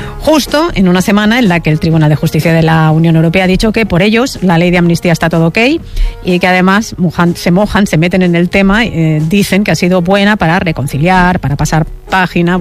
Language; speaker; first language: Spanish; native; Spanish